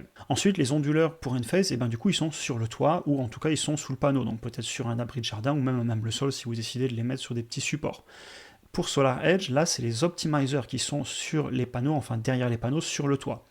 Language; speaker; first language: French; native; French